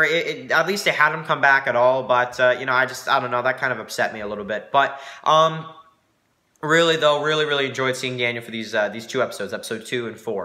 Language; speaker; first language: English; native; English